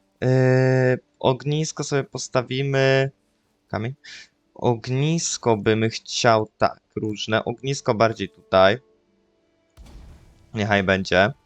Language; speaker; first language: Polish; native; Polish